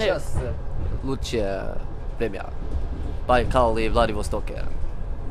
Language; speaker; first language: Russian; non-native, learner; Swedish